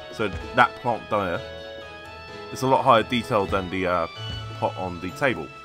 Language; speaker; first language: English; native; English